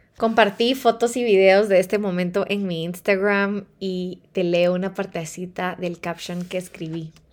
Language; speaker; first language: Spanish; early bilingual, heritage; Spanish